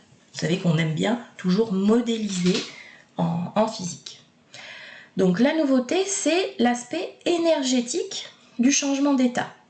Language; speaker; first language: French; native; French